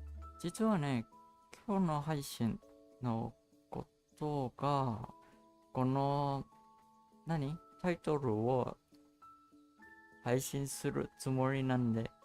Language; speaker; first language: Japanese; non-native, learner; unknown